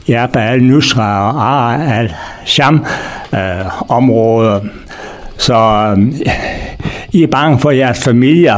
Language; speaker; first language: Danish; native; Danish